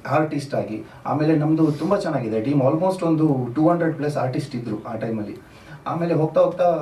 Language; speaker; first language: Kannada; non-native, local second language; Tulu